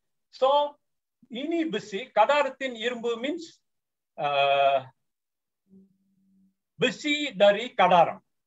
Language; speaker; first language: Malay; non-native, local second language; Tamil